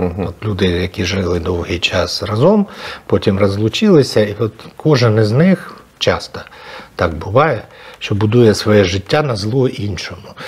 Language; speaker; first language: Ukrainian; non-native, local second language; Russian